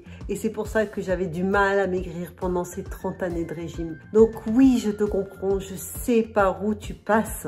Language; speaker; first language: French; native; French